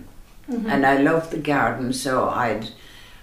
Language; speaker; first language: English; native; English